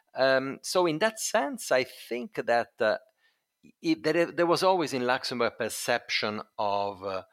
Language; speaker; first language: English; non-native, fluent; Italian